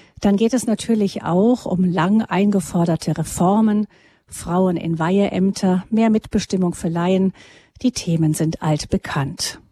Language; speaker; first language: German; native; German